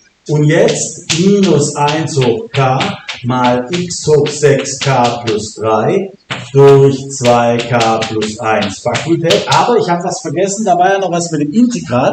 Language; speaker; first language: German; native; German